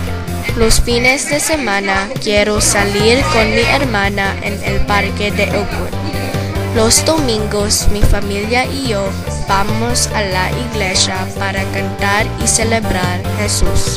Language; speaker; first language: Spanish; non-native, learner; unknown